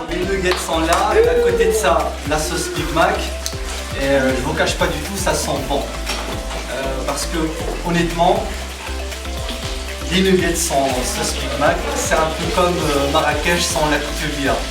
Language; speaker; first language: French; non-native, local second language; Arabic